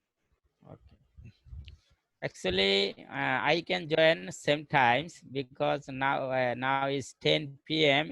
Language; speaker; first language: English; non-native, learner; Bangla